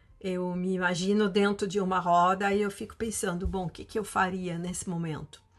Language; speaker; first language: Portuguese; non-native, fluent; French